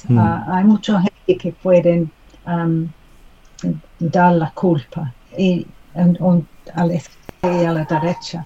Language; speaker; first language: Spanish; non-native, learner; English